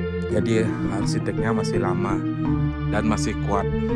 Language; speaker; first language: Indonesian; non-native, local second language; Balinese